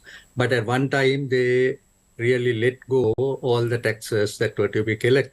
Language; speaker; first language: English; non-native, local second language; Sinhala